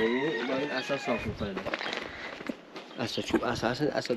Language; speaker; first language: Persian; non-native, local second language; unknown